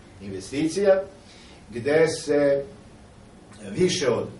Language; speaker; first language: Serbian; native; Serbian